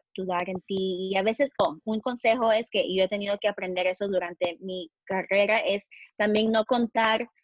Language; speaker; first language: Spanish; early bilingual, heritage; Spanish